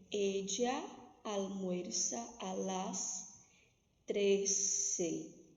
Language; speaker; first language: Spanish; non-native, fluent; Portuguese